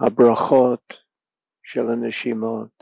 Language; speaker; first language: Hebrew; non-native, fluent; English